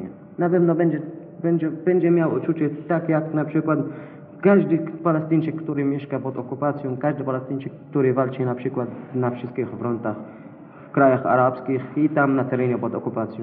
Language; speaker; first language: Polish; non-native, learner; Arabic